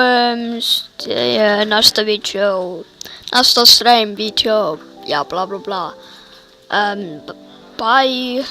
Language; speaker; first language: Icelandic; early bilingual, heritage; Swedish